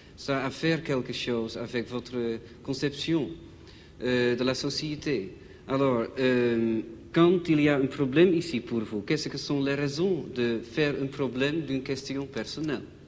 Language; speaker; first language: French; non-native, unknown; Dutch